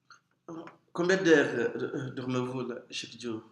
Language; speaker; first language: French; non-native, fluent; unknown